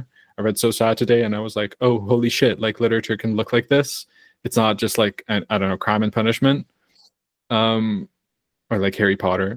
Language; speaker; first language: English; non-native, fluent; Croatian